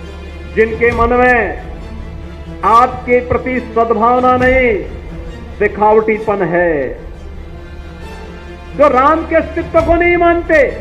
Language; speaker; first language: Hindi; native; Hindi